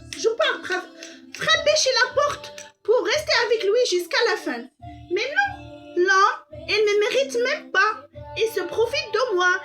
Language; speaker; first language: French; non-native, local second language; Arabic